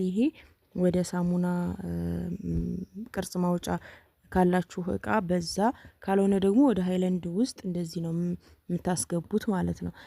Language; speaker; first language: Amharic; native; Amharic